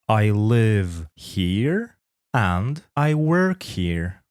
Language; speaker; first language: English; non-native, fluent; Polish